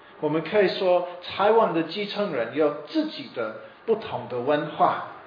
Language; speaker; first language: Chinese; non-native, fluent; English